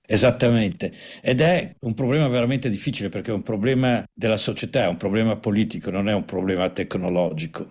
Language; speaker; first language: Italian; native; Italian